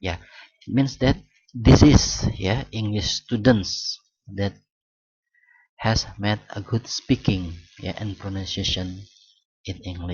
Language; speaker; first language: English; non-native, learner; Indonesian